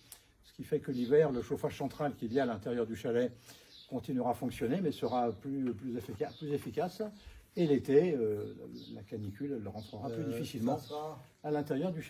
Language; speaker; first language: French; native; French